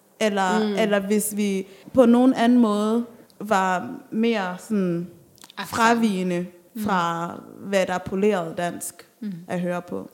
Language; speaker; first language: Danish; early bilingual, other home language; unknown